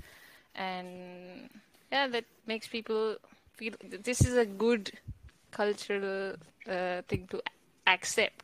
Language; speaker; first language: English; non-native, local second language; Hindi